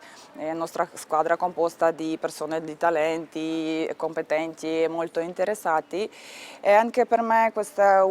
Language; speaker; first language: Italian; non-native, learner; Ukrainian